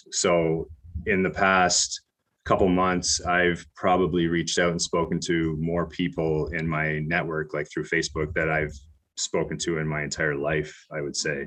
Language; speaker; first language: English; native; English